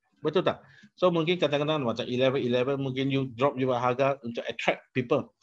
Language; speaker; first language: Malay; non-native, local second language; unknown